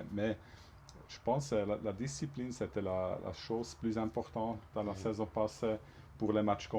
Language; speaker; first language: French; non-native, local second language; German